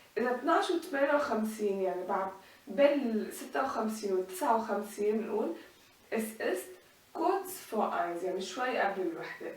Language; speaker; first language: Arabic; native; Arabic